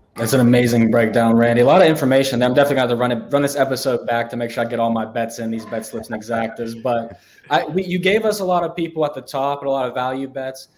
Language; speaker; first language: English; native; English